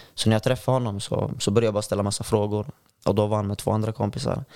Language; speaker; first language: Swedish; native; Swedish